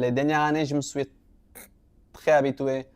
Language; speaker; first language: French; non-native, local second language; Arabic